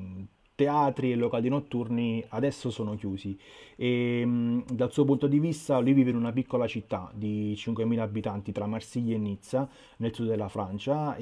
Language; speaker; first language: Italian; native; Italian